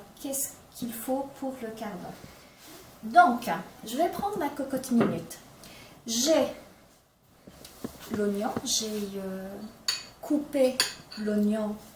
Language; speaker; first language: French; non-native, local second language; Arabic